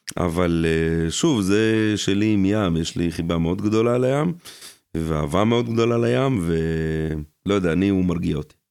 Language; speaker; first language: Hebrew; early bilingual, other home language; Russian